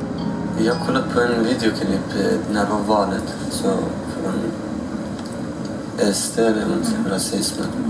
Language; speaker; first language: Swedish; non-native, learner; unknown